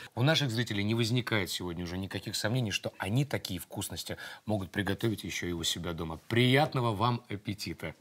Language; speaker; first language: Russian; native; Russian